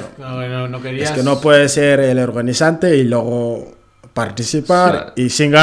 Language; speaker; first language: Spanish; non-native, learner; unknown